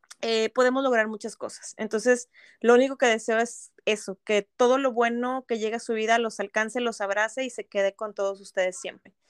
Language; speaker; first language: Spanish; native; Spanish